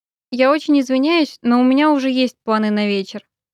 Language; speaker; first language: Russian; native; Russian